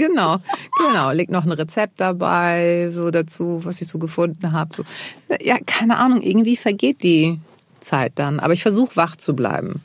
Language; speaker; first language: German; early bilingual, other home language; Greek